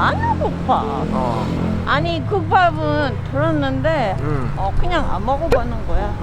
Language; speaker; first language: Korean; non-native, learner; Filipino